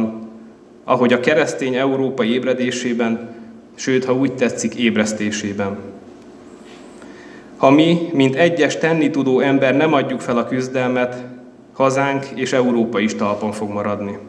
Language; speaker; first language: Hungarian; native; Hungarian